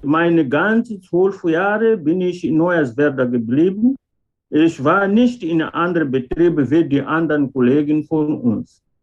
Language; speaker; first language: German; non-native, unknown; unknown